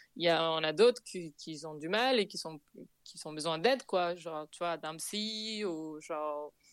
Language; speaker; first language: French; non-native, fluent; Spanish